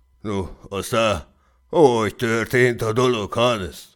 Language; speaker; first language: Hungarian; native; Hungarian